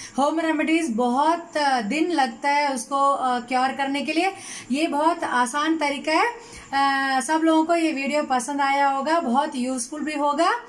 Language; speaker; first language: Hindi; non-native, local second language; Tamil